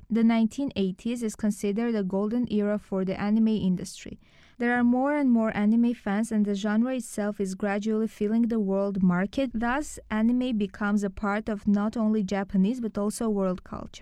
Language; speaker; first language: English; non-native, learner; Lithuanian